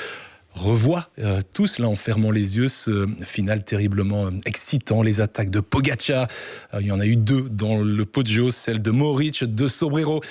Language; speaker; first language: French; native; French